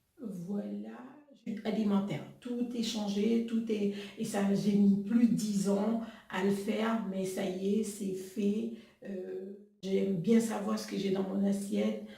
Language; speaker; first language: French; non-native, local second language; Haitian Creole